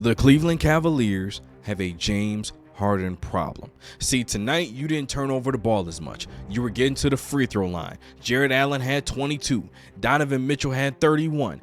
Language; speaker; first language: English; native; English